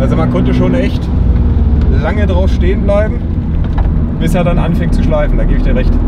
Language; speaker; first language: German; native; German